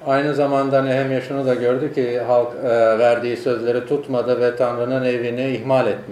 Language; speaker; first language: Turkish; native; Turkish